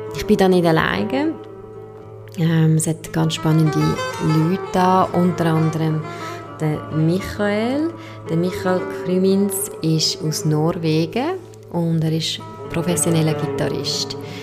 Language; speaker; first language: German; native; German